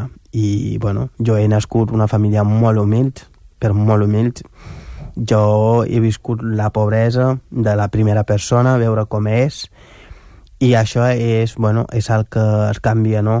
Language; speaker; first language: Catalan; non-native, local second language; Wolof